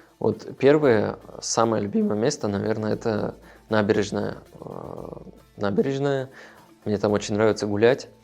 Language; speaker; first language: Russian; non-native, local second language; Tajik